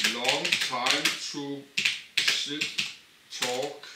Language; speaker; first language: English; non-native, learner; Danish